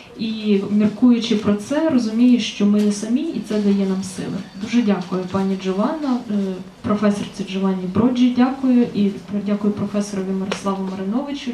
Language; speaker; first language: Ukrainian; native; Ukrainian